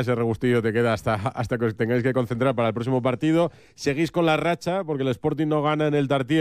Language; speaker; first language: Spanish; native; Spanish